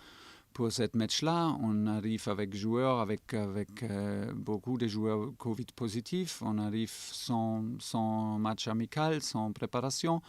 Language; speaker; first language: French; non-native, fluent; German